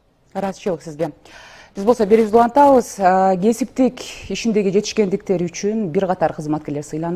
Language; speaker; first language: Kyrgyz; native; Kyrgyz